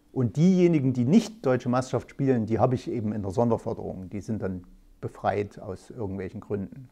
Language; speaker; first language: German; native; German